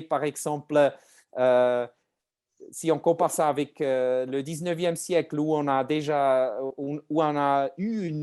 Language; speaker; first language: French; non-native, learner; German